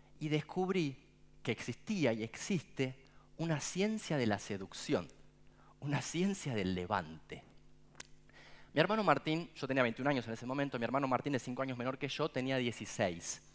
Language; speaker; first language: Spanish; native; Spanish